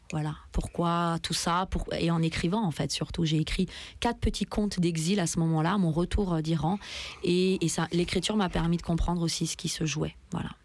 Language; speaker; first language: French; early bilingual, other home language; Persian